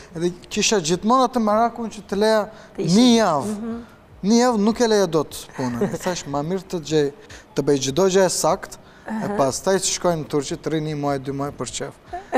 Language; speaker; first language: Albanian; non-native, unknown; Turkish